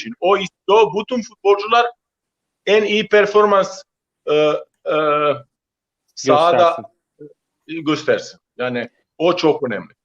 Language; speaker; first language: Turkish; non-native, learner; Croatian